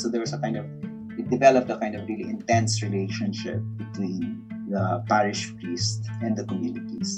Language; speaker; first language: English; non-native, local second language; Filipino